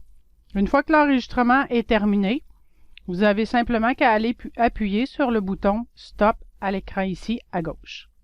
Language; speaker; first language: French; native; French